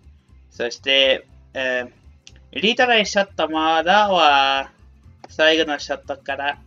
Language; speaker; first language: Japanese; non-native, learner; Spanish